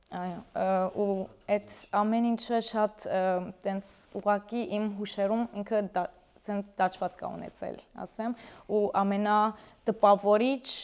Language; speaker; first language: Armenian; early bilingual, heritage; Armenian